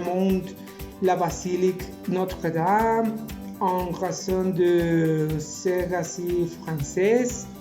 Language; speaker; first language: French; non-native, learner; Spanish